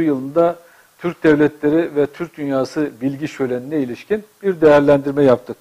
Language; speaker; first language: Turkish; native; Turkish